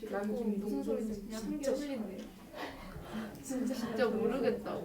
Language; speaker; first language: Korean; native; Korean